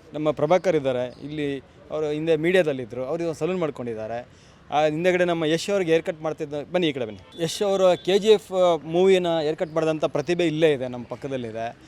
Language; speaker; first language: Kannada; native; Kannada